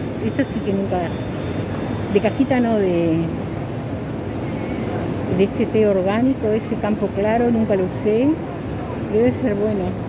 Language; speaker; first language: Spanish; native; Spanish